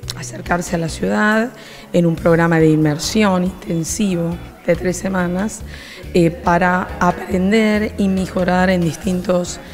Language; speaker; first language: Spanish; native; Spanish